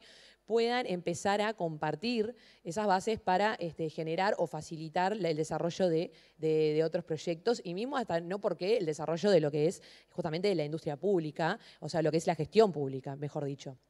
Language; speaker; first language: Spanish; native; Spanish